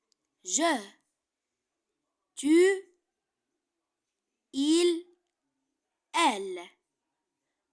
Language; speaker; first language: French; non-native, fluent; Arabic